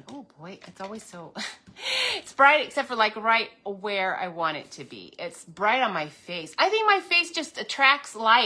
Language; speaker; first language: English; native; English